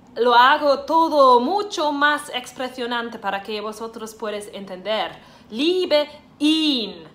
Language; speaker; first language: Spanish; non-native, fluent; German